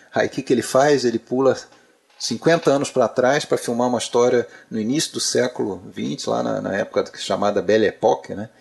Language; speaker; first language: Portuguese; native; Portuguese